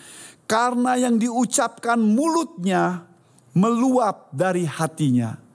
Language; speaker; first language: Indonesian; native; Indonesian